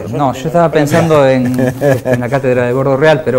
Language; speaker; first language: Spanish; native; Spanish